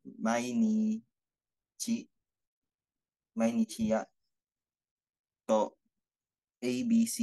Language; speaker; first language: Japanese; non-native, learner; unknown